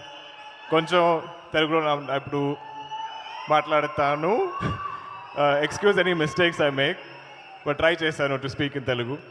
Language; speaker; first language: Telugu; non-native, learner; Malayalam